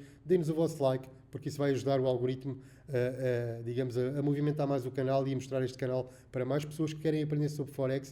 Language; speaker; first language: Portuguese; native; Portuguese